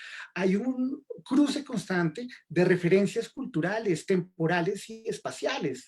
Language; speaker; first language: Spanish; native; Spanish